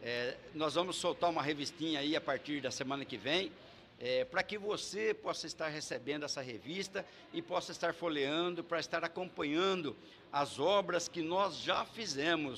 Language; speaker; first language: Portuguese; native; Portuguese